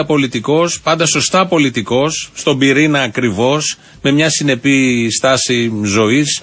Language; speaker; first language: Greek; native; Greek